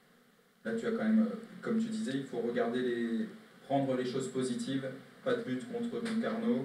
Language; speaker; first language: French; native; French